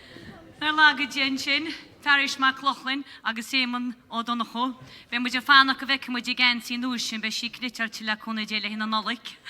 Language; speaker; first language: Irish; native; Irish